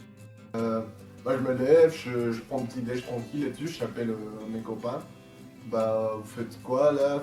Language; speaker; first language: French; non-native, fluent; Spanish